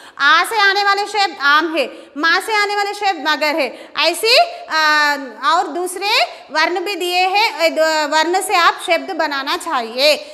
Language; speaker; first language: Hindi; non-native, local second language; Telugu